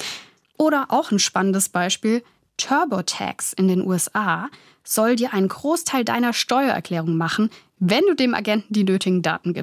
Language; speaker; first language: German; native; German